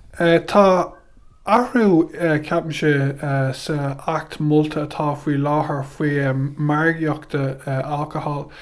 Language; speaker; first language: Irish; non-native, local second language; English